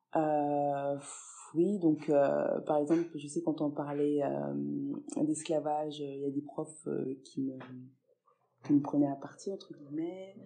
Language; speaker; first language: French; early bilingual, other home language; Fula